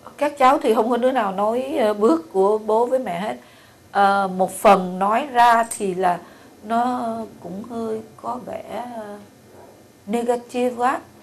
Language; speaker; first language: Vietnamese; native; Vietnamese